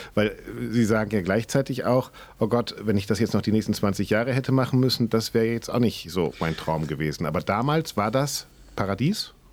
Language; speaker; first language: German; native; German